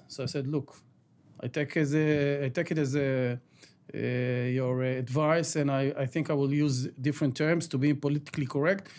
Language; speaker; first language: English; non-native, fluent; Ladino